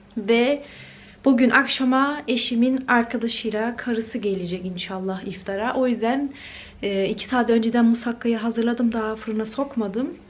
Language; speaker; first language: Turkish; early bilingual, heritage; Turkish